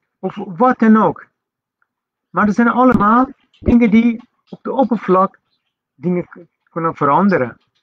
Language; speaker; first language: Dutch; non-native, fluent; Persian